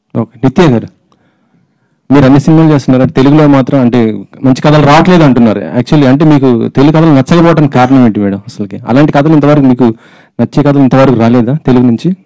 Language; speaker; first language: Telugu; native; Telugu